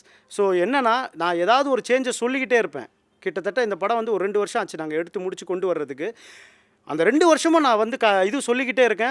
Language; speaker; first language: Tamil; native; Tamil